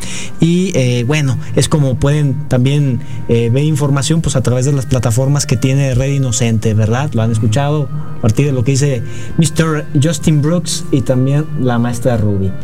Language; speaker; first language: Spanish; native; Spanish